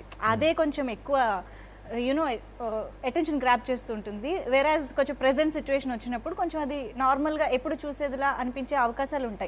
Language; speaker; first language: Telugu; native; Telugu